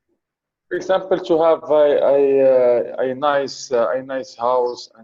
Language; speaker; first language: English; non-native, learner; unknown